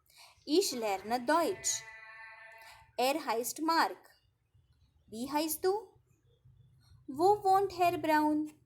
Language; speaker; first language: German; non-native, fluent; Marathi